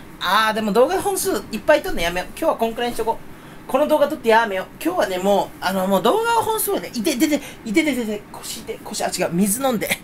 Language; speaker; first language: Japanese; native; Japanese